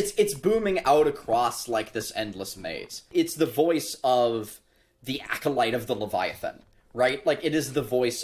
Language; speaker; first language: English; native; English